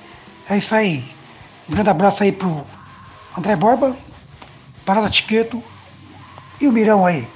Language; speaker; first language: Portuguese; native; Portuguese